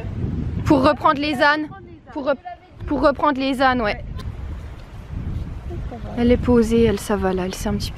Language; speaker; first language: French; native; French